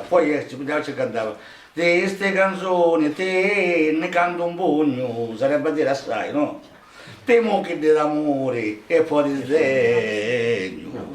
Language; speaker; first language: Italian; non-native, local second language; Sicilian